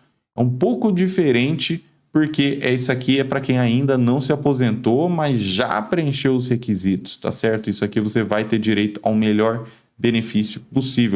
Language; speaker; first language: Portuguese; native; Portuguese